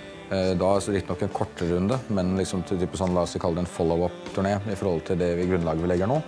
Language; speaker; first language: Norwegian; native; Norwegian